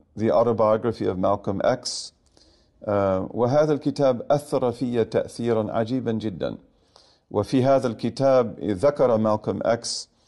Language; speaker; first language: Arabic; non-native, fluent; English